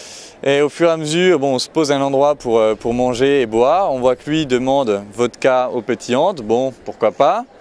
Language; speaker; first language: French; native; French